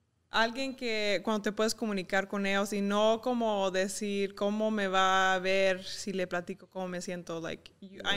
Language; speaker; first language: Spanish; early bilingual, heritage; Spanish